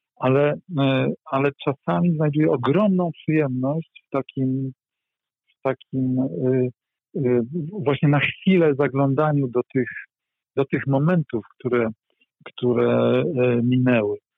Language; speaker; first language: Polish; native; Polish